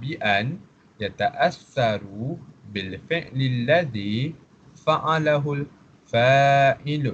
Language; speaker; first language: Arabic; non-native, fluent; Malay